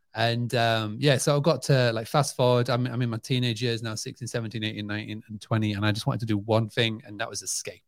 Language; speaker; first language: English; native; English